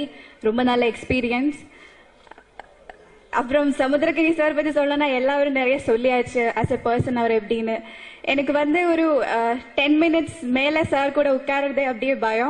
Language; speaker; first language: Tamil; non-native, fluent; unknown